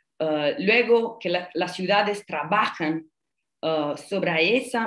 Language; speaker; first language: Spanish; non-native, fluent; Italian